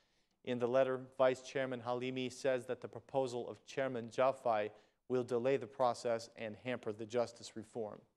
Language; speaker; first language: English; non-native, fluent; Albanian